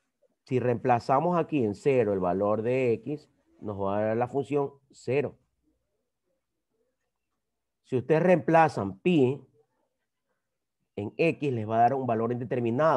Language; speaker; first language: Spanish; native; Spanish